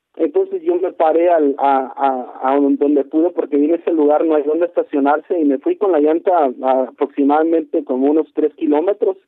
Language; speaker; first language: Spanish; native; Spanish